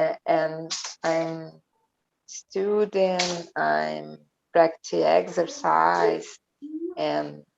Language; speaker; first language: English; non-native, learner; Portuguese